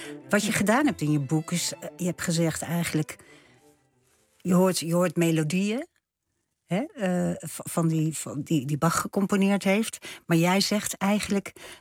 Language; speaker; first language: Dutch; native; Dutch